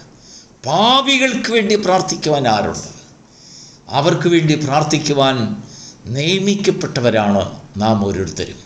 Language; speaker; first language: Malayalam; native; Malayalam